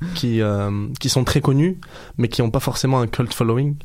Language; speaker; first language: French; non-native, local second language; Arabic